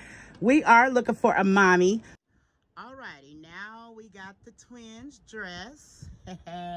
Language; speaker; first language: English; native; English